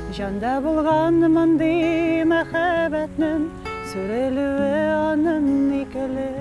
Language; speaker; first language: Tatar; non-native, local second language; Russian